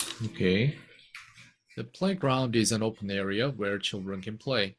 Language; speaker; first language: English; non-native, fluent; Korean